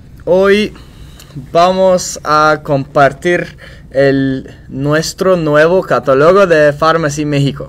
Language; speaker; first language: Spanish; non-native, learner; Turkish